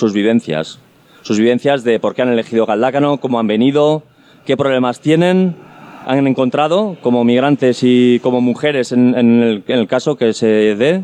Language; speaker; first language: Spanish; native; Spanish